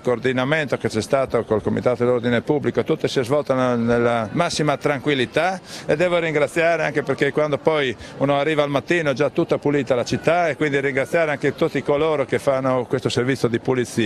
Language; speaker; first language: Italian; native; Italian